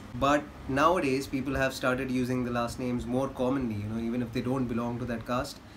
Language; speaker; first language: English; non-native, local second language; Hindi